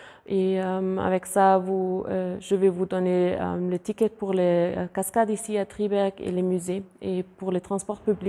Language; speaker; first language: French; non-native, fluent; German